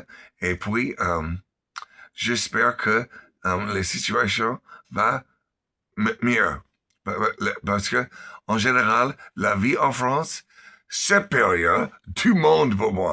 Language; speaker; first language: French; non-native, learner; English